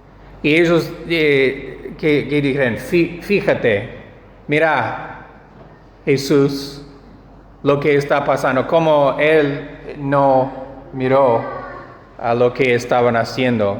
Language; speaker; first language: Spanish; non-native, fluent; English